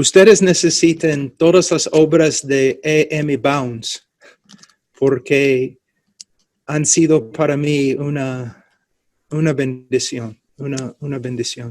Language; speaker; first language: Spanish; non-native, fluent; English